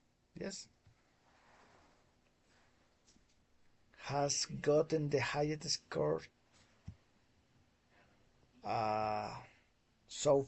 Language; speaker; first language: English; non-native, fluent; Spanish